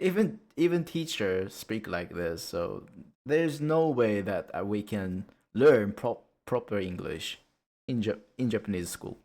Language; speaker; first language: English; non-native, learner; Japanese